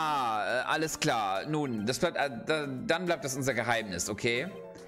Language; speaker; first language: German; native; German